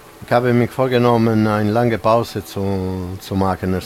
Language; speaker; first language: German; non-native, fluent; Italian